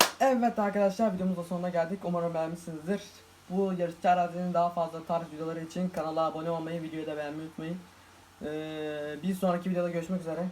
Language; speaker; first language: Turkish; native; Turkish